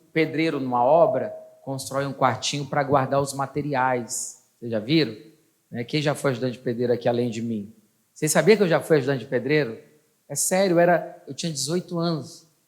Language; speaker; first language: Portuguese; native; Portuguese